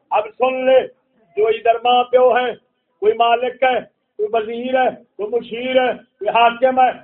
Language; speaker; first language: Urdu; non-native, local second language; Punjabi